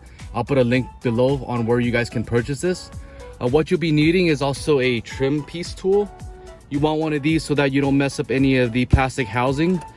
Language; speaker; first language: English; native; English